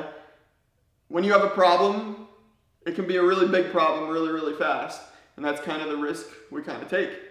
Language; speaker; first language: English; native; English